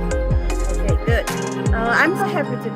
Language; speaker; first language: English; non-native, fluent; Indonesian